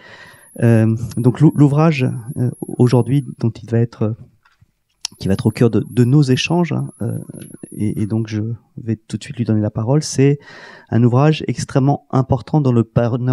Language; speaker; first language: French; native; French